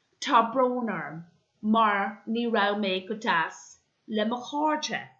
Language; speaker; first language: Irish; non-native, local second language; English